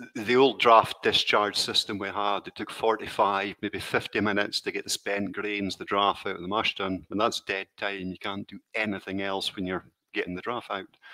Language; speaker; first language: English; native; English